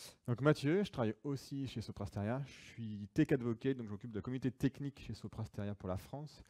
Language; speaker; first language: French; native; French